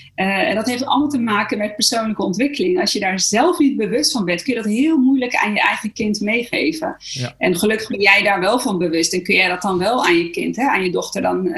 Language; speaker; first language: Dutch; early bilingual, other home language; Arabic